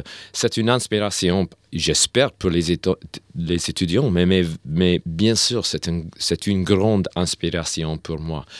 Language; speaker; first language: French; non-native, learner; English